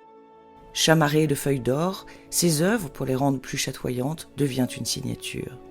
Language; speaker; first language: French; native; French